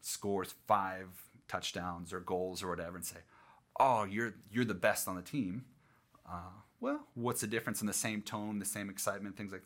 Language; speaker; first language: English; native; English